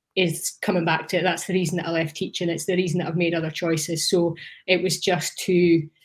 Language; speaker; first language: English; native; English